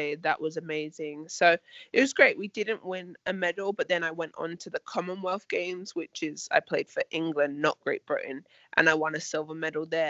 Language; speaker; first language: English; native; English